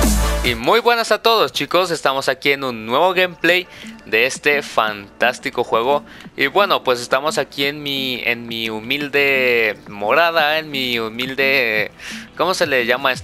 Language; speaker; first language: Spanish; native; Spanish